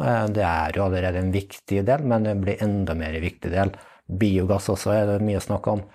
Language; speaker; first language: Norwegian; native; Norwegian